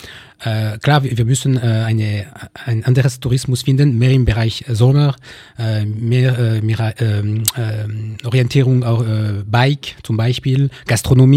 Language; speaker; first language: German; non-native, local second language; French